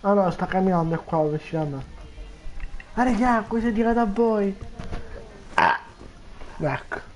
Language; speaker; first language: Italian; native; Italian